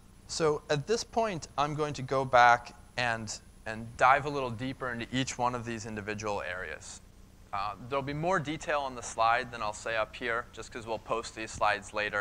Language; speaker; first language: English; native; English